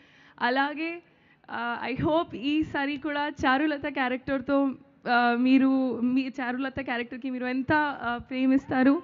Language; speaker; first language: Telugu; non-native, learner; Hindi